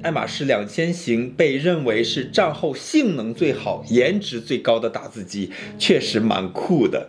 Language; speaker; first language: Chinese; native; Chinese